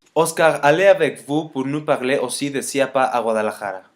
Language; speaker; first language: French; non-native, learner; Spanish